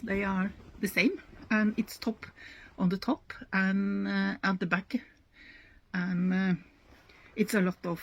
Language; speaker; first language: English; non-native, learner; Norwegian